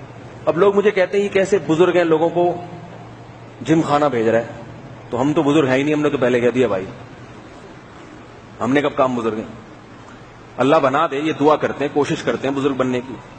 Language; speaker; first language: Urdu; native; Urdu